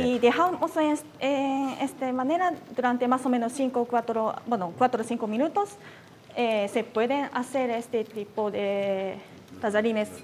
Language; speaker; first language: Spanish; non-native, fluent; Japanese